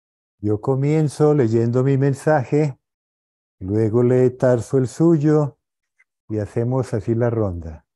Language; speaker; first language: Spanish; native; Spanish